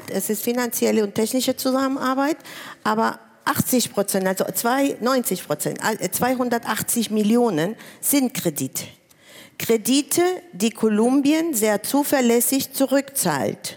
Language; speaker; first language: German; non-native, fluent; Spanish